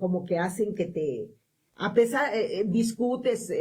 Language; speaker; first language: Spanish; native; Spanish